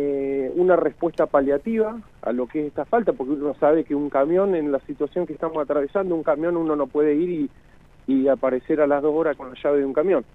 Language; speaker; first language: Spanish; native; Spanish